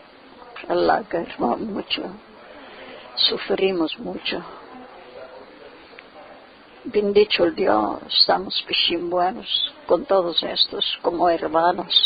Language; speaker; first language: Spanish; early bilingual, heritage; Ladino